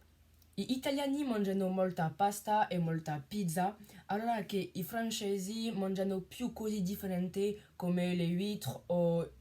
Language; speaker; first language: Italian; non-native, learner; French